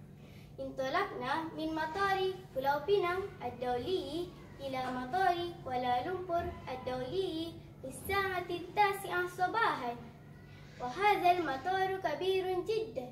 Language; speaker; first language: Arabic; non-native, learner; Malay